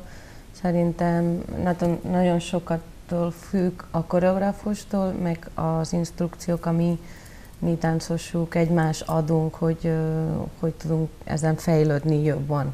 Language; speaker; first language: Hungarian; non-native, learner; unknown